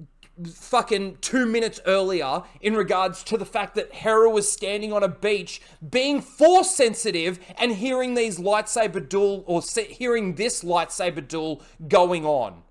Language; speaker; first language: English; native; English